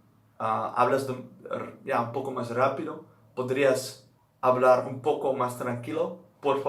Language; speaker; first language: Spanish; non-native, learner; Dutch